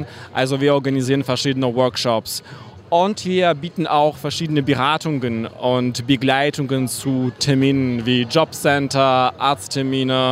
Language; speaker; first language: German; non-native, fluent; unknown